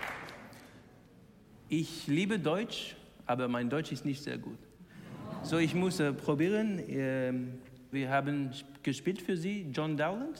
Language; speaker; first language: German; non-native, learner; English